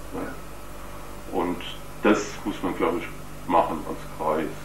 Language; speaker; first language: German; native; German